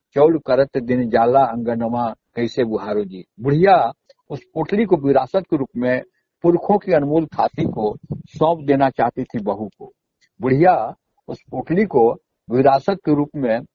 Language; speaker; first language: Hindi; native; Hindi